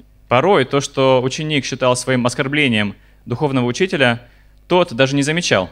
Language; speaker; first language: Russian; native; Russian